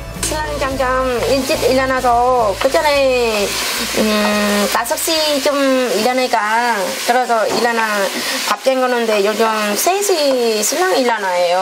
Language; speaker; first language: Korean; non-native, learner; Vietnamese